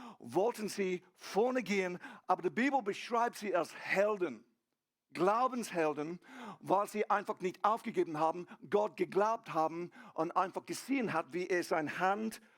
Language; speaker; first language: German; non-native, fluent; English